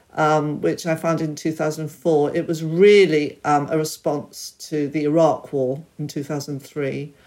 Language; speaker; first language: English; native; English